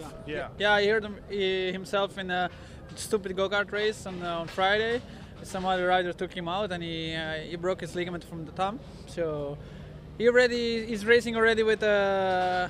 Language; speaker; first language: English; non-native, fluent; Italian